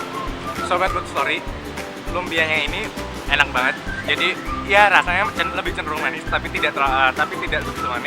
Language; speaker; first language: Indonesian; native; Indonesian